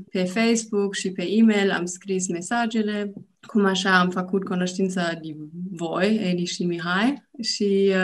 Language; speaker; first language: Romanian; non-native, learner; German